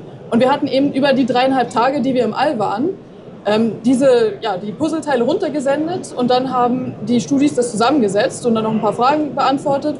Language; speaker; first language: German; native; German